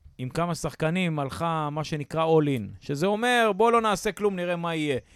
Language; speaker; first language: Hebrew; native; Hebrew